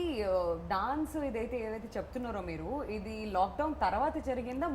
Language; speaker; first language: Telugu; native; Telugu